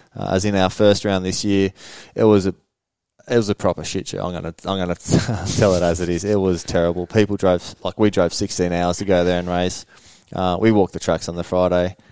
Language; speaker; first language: English; early bilingual, other home language; Swedish